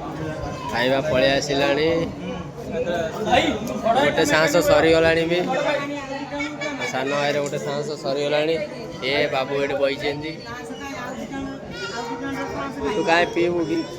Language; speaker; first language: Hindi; non-native, local second language; Odia